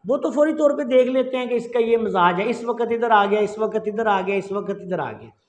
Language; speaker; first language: Urdu; non-native, local second language; Punjabi